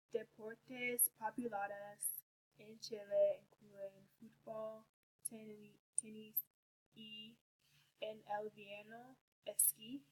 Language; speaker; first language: Spanish; non-native, learner; English